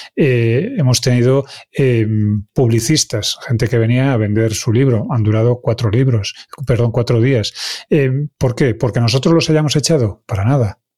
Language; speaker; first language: Spanish; non-native, local second language; Galician